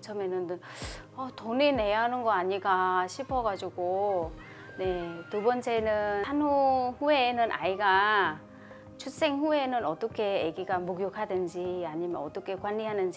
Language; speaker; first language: Korean; non-native, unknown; Vietnamese